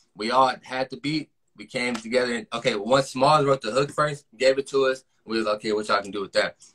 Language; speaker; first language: English; native; English